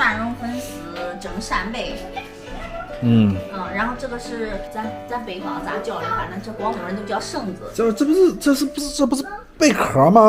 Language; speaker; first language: Chinese; native; Chinese